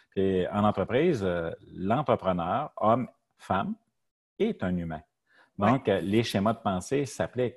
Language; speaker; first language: French; native; French